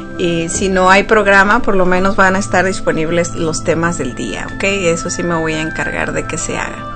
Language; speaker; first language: Spanish; native; Spanish